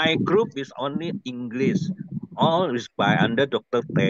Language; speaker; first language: English; non-native, learner; Indonesian